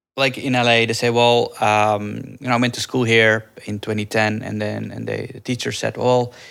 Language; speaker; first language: English; early bilingual, other home language; Dutch